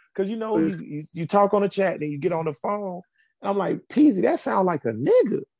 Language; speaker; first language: English; native; English